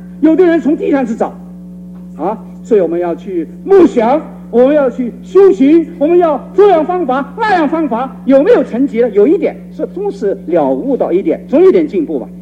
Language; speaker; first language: Chinese; non-native, local second language; Cantonese